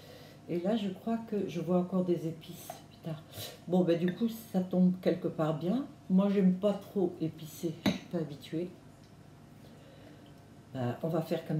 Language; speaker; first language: French; native; French